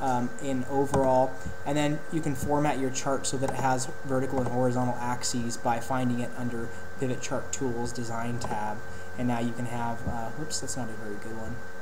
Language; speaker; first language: English; native; English